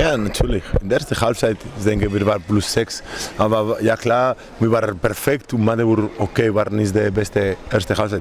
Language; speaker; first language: German; non-native, learner; Spanish